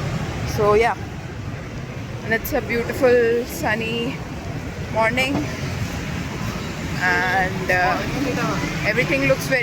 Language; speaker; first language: English; non-native, local second language; Malayalam